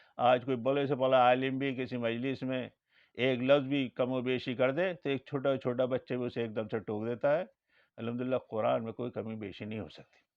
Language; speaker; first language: Urdu; native; Urdu